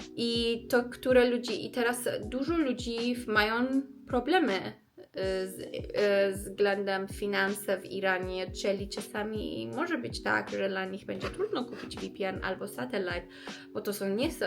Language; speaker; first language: Polish; non-native, learner; Persian